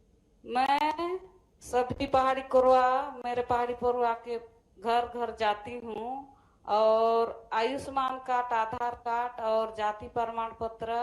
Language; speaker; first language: Hindi; non-native, local second language; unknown